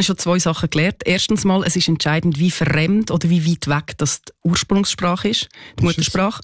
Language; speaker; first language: German; native; German